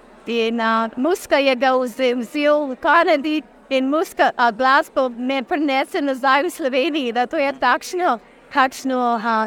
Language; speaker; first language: Slovenian; early bilingual, heritage; Slovenian